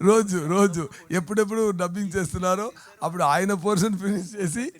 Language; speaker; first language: Telugu; non-native, learner; Tamil